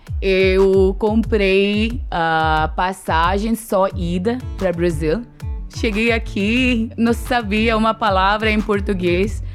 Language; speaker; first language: Portuguese; non-native, learner; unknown